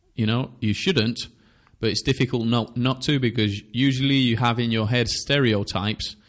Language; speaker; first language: English; native; English